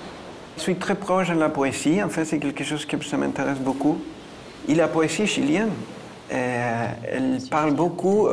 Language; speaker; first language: French; non-native, fluent; Spanish